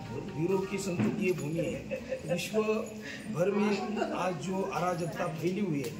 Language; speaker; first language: Hindi; non-native, local second language; Marathi